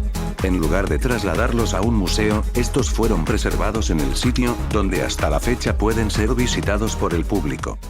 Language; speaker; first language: Spanish; native; Spanish